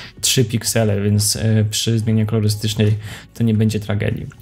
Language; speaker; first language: Polish; native; Polish